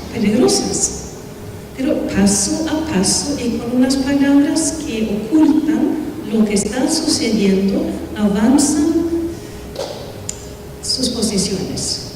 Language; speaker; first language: Spanish; non-native, fluent; Swedish